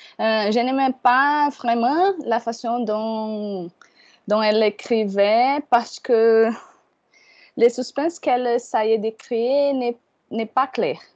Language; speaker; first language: French; non-native, fluent; Portuguese